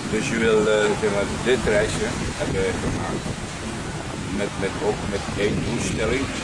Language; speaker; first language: Dutch; early bilingual, heritage; Javanese